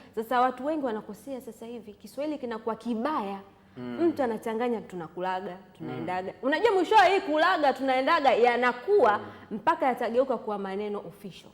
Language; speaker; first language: Swahili; native; Swahili